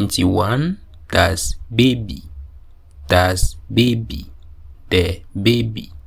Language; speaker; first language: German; non-native, fluent; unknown